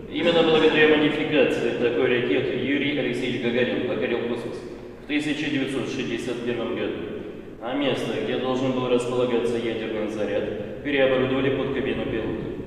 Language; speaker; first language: Russian; native; Russian